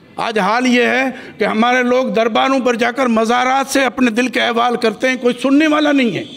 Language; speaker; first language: Urdu; non-native, local second language; Sindhi